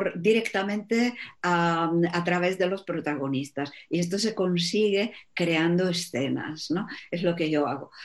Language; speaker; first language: Spanish; non-native, fluent; Czech